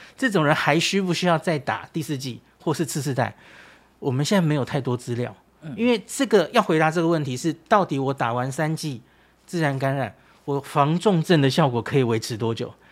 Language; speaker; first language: Chinese; native; Chinese